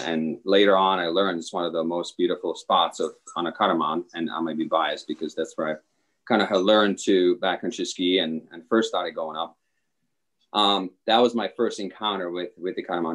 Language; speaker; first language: English; non-native, fluent; Czech